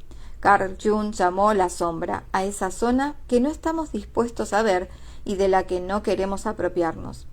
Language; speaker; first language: Spanish; native; Spanish